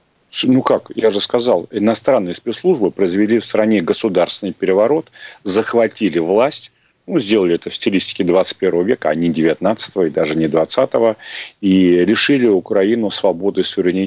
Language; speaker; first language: Russian; native; Russian